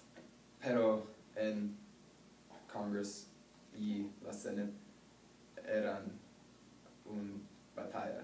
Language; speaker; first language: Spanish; non-native, learner; English